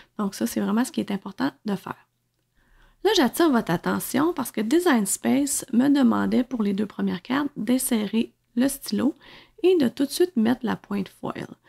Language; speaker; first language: French; native; French